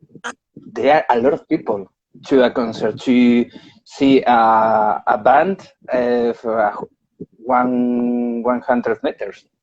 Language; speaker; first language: English; non-native, learner; Spanish